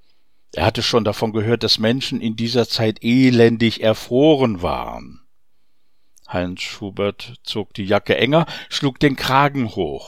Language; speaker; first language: German; native; German